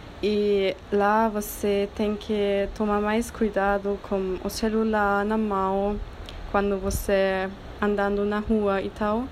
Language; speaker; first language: Portuguese; non-native, fluent; German